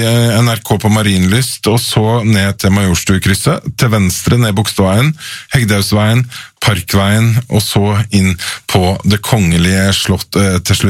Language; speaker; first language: Norwegian; native; Norwegian